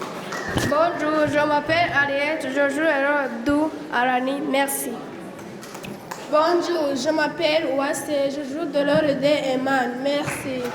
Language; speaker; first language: French; non-native, learner; Kinyarwanda